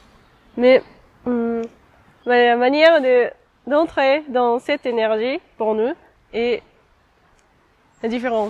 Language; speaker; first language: French; non-native, fluent; Japanese